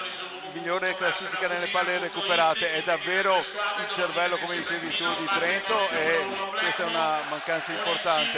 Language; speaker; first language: Italian; native; Italian